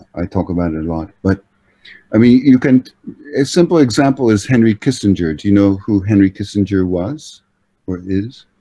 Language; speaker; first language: English; native; English